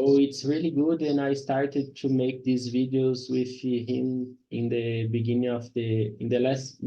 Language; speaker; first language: English; non-native, learner; Portuguese